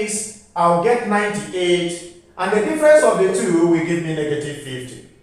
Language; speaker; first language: English; non-native, local second language; Igbo